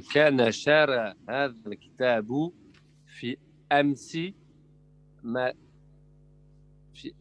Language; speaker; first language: Arabic; non-native, learner; French